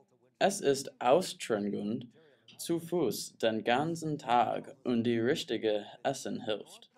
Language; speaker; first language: German; non-native, learner; English